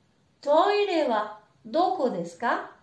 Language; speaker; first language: Japanese; non-native, fluent; French